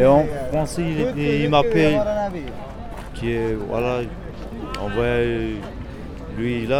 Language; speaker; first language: French; non-native, learner; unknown